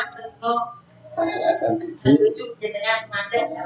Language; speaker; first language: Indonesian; non-native, local second language; Javanese